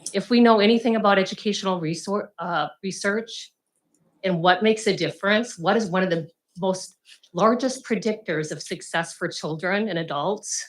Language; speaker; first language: English; native; English